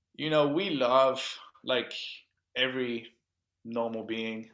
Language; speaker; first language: English; non-native, local second language; French